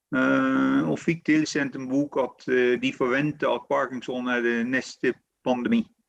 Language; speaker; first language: Norwegian; non-native, fluent; Dutch